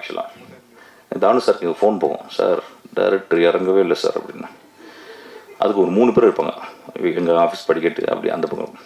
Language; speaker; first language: Tamil; native; Tamil